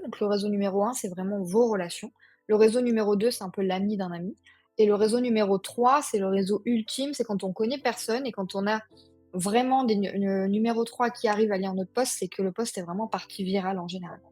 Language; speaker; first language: French; native; French